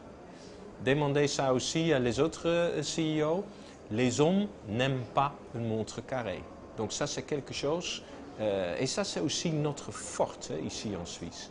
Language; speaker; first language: French; non-native, fluent; Dutch